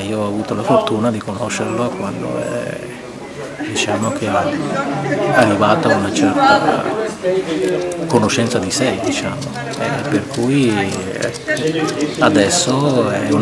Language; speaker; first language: Italian; non-native, fluent; Malayalam